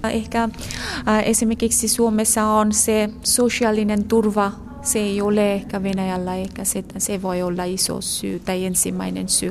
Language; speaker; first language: Finnish; non-native, fluent; Bangla